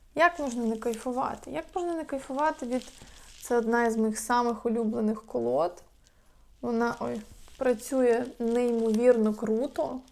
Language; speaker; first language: Ukrainian; non-native, local second language; Russian